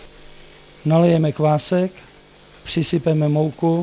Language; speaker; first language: Czech; native; Czech